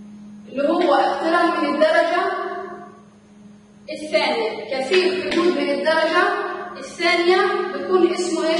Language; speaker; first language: Arabic; native; Arabic